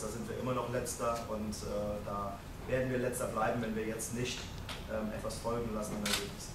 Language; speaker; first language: German; native; German